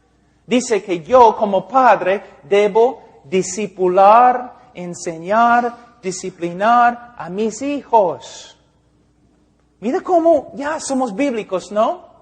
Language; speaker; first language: Spanish; non-native, fluent; English